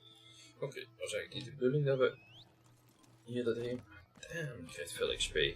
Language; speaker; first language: Dutch; native; Dutch